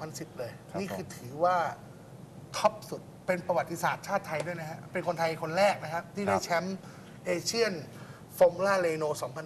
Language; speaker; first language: Thai; native; Thai